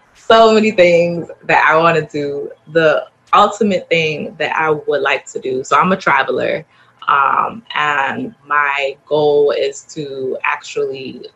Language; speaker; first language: English; native; English